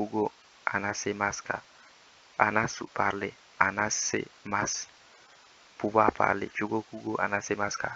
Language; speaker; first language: French; native; French